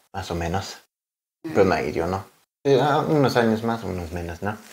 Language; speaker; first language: Spanish; non-native, learner; English